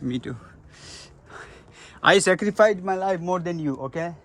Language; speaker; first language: English; non-native, learner; Hindi